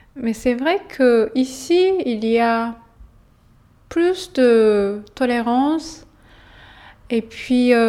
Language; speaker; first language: French; non-native, fluent; Japanese